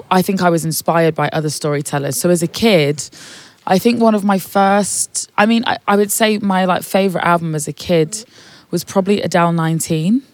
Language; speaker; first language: English; native; English